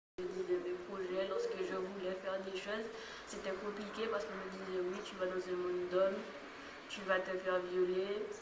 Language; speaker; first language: French; native; French